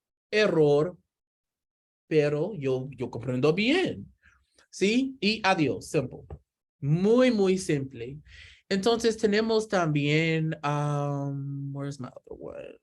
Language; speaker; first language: Spanish; non-native, learner; English